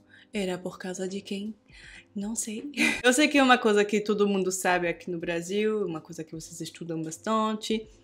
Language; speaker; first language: Portuguese; non-native, fluent; French